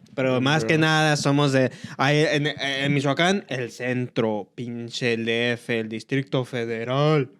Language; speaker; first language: Spanish; early bilingual, heritage; Spanish